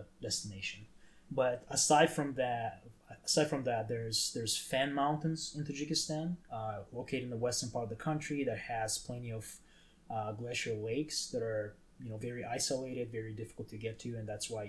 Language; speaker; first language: English; non-native, fluent; Tajik